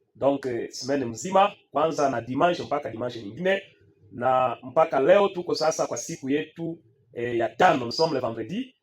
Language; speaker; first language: French; non-native, local second language; Swahili